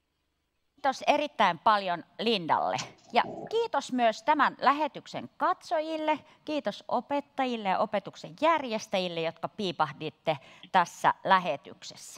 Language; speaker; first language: Finnish; native; Finnish